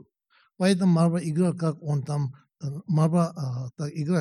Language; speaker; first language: Russian; non-native, learner; Tibetan